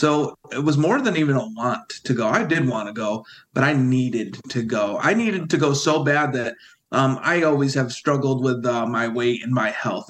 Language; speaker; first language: English; native; English